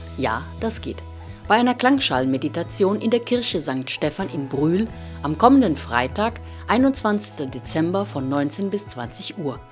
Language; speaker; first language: German; native; German